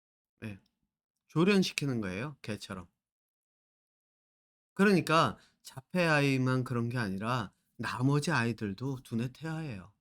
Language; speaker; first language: Korean; native; Korean